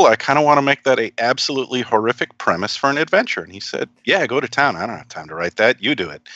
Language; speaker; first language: English; native; English